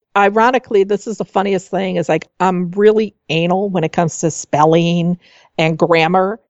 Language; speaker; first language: English; native; English